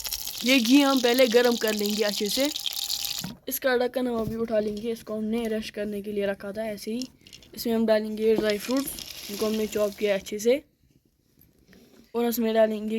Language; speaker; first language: Hindi; non-native, local second language; Kashmiri